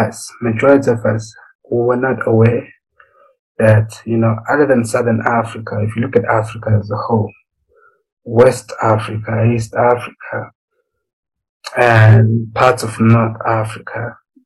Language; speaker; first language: English; non-native, local second language; Zulu